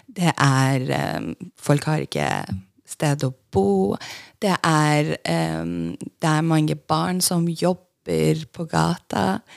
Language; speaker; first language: Norwegian; non-native, fluent; Persian